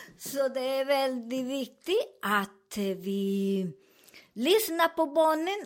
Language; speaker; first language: Swedish; non-native, learner; Spanish